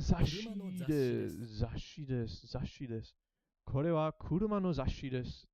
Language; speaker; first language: Japanese; non-native, learner; English